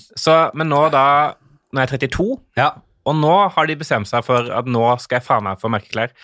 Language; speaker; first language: Norwegian; native; Norwegian